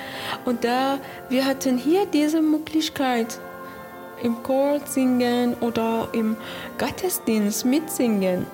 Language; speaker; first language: German; non-native, learner; Persian